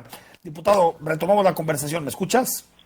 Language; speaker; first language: Spanish; native; Spanish